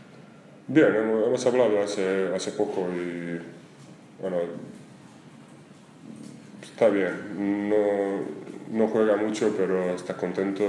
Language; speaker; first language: Spanish; non-native, fluent; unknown